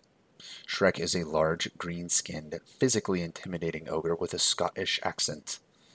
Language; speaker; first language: English; native; English